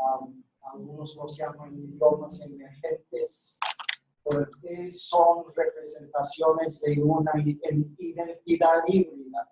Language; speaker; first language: Spanish; non-native, fluent; English